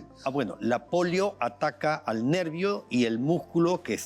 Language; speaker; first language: Spanish; native; Spanish